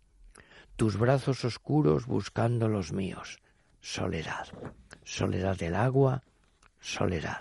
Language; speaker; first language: Spanish; native; Spanish